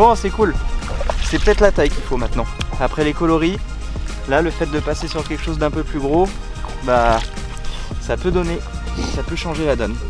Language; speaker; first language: French; native; French